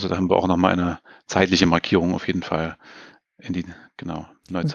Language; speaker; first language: German; native; German